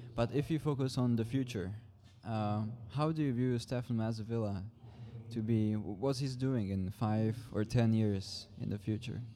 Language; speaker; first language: English; non-native, fluent; Czech